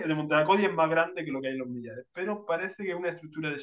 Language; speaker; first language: Spanish; native; Spanish